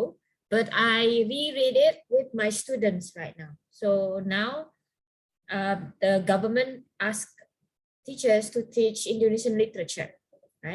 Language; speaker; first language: English; non-native, fluent; Indonesian